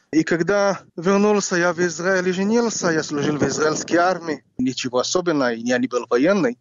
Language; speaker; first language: Russian; non-native, fluent; Hebrew